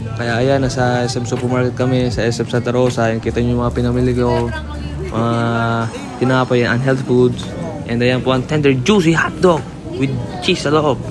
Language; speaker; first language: Filipino; early bilingual, heritage; Filipino